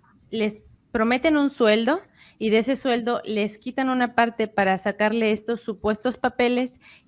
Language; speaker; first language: Spanish; native; Spanish